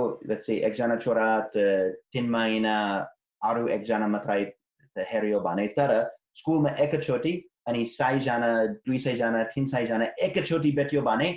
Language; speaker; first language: Nepali; non-native, fluent; English